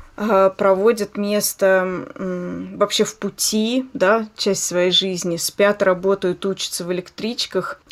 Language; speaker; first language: Russian; native; Russian